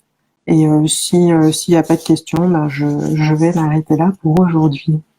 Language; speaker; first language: French; native; French